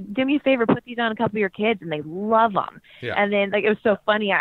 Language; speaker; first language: English; native; English